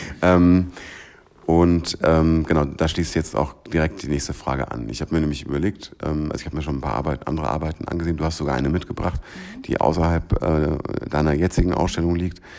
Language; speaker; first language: German; native; German